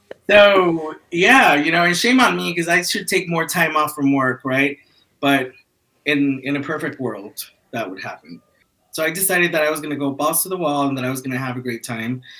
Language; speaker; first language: English; early bilingual, other home language; Spanish